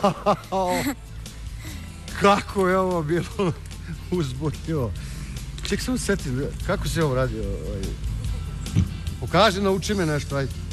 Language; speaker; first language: Bosnian; native; Bosnian